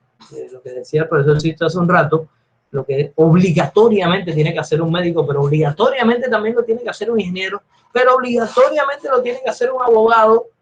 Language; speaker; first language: Spanish; native; Spanish